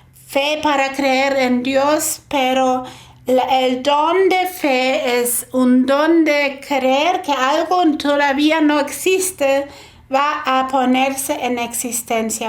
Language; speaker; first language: Spanish; non-native, fluent; German